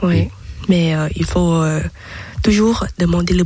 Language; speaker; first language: French; non-native, fluent; Thai